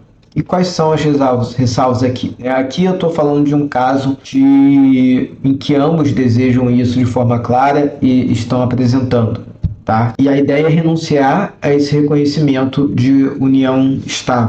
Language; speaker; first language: Portuguese; native; Portuguese